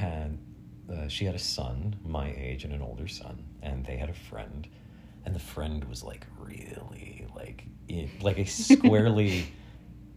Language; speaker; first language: English; native; English